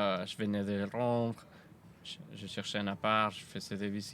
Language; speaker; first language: French; non-native, fluent; Spanish